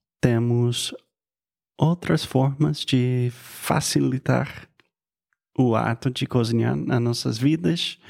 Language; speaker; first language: Portuguese; non-native, fluent; English